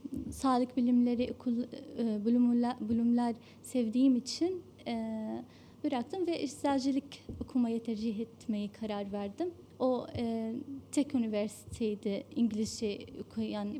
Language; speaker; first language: Turkish; non-native, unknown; Arabic